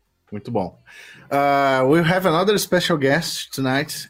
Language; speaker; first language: English; non-native, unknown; Portuguese